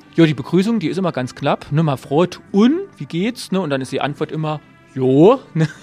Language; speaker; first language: German; native; German